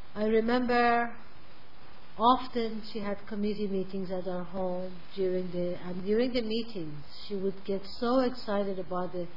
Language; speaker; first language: English; non-native, fluent; Persian